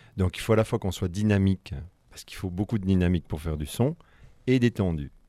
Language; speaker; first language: French; native; French